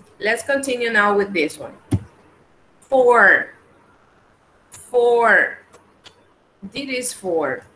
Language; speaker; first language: English; non-native, fluent; Spanish